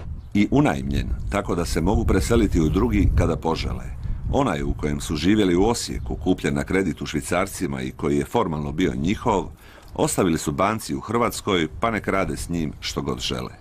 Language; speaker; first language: Croatian; native; Croatian